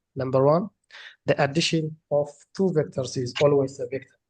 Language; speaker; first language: English; non-native, local second language; Amharic